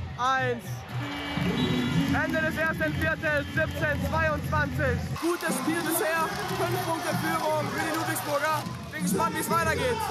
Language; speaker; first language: German; native; German